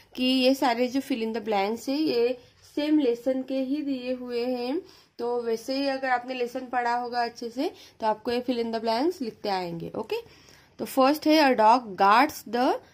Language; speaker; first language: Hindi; non-native, local second language; Marathi